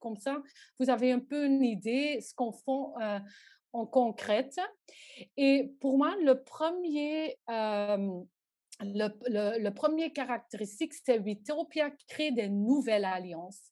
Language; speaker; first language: French; non-native, local second language; Dutch